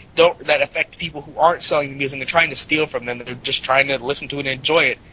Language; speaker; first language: English; native; English